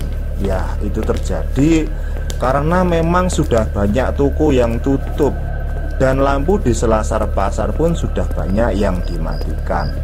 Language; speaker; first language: Indonesian; native; Indonesian